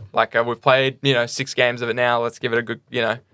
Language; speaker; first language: English; native; English